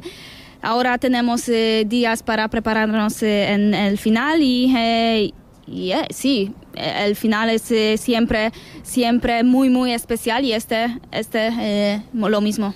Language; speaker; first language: Spanish; non-native, learner; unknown